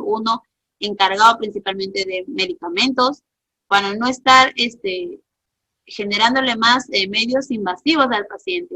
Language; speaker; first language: Spanish; native; Spanish